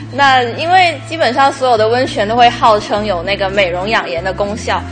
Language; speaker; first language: Chinese; native; Chinese